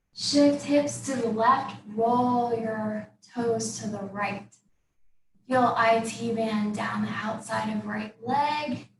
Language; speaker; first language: English; native; English